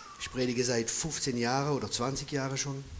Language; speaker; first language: German; non-native, fluent; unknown